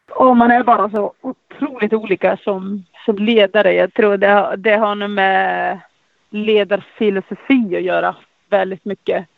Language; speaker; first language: Swedish; non-native, fluent; Icelandic